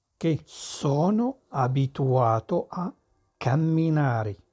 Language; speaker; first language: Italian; non-native, fluent; Arabic